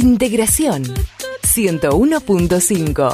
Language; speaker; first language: Spanish; native; Spanish